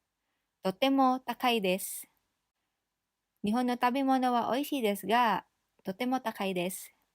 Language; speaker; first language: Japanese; non-native, fluent; English